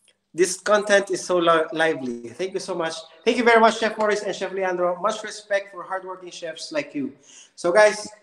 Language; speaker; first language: English; non-native, local second language; Filipino